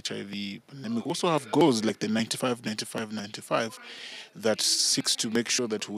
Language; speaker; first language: English; non-native, local second language; Bemba